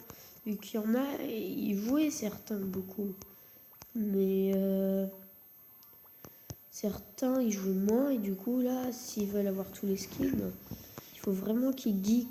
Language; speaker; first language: French; native; French